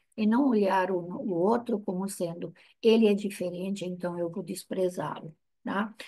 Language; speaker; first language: Portuguese; non-native, fluent; Italian